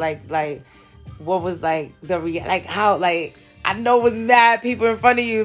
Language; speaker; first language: English; early bilingual, other home language; Spanish